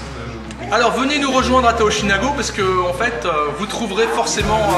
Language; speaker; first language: French; native; French